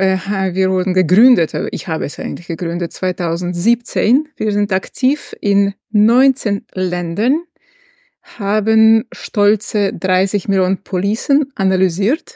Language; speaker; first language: German; non-native, fluent; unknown